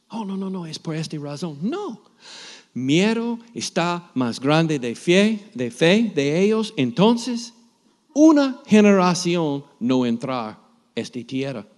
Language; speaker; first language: Spanish; non-native, learner; English